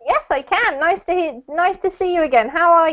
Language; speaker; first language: English; native; English